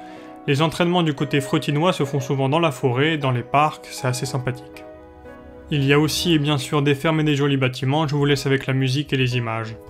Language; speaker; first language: French; native; French